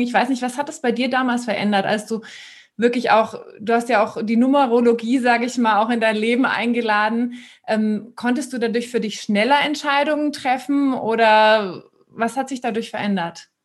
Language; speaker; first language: German; native; German